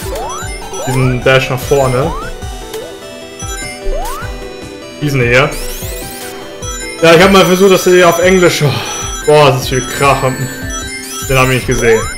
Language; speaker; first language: German; native; German